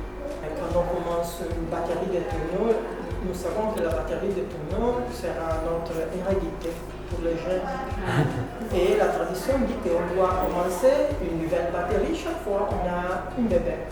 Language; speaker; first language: French; non-native, fluent; Italian